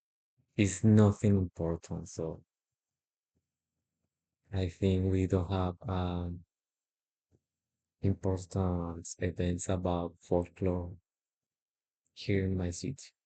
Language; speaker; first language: English; non-native, learner; Spanish